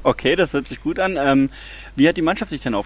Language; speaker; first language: German; native; German